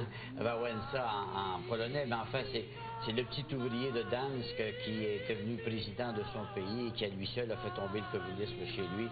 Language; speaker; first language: French; native; French